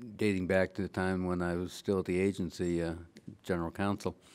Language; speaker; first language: English; native; English